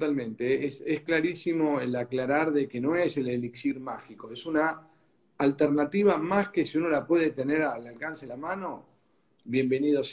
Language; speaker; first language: Spanish; native; Spanish